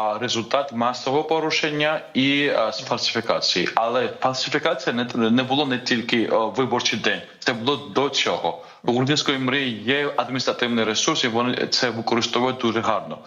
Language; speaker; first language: Ukrainian; non-native, fluent; Georgian